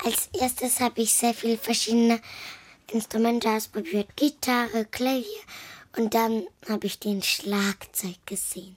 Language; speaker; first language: German; early bilingual, other home language; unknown